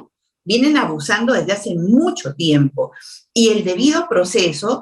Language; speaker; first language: Spanish; native; Spanish